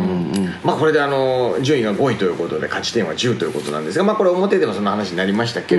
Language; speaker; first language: Japanese; native; Japanese